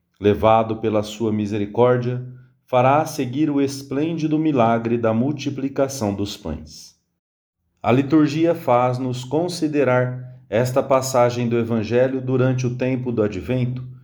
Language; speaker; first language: Portuguese; native; Portuguese